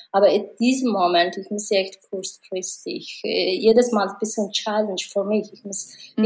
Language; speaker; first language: German; non-native, learner; Mongolian